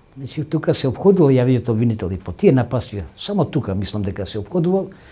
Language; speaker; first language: Macedonian; non-native, local second language; Albanian